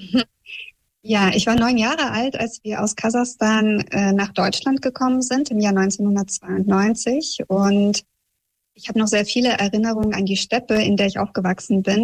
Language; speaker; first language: German; early bilingual, other home language; Russian